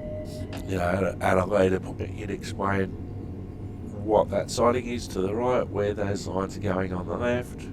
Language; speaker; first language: English; native; English